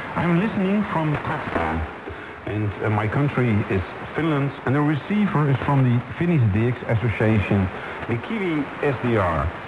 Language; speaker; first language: English; non-native, fluent; Dutch